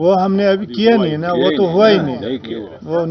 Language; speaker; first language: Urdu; non-native, local second language; Ladakhi